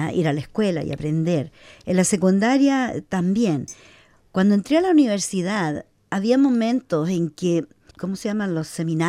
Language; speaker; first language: Spanish; native; Spanish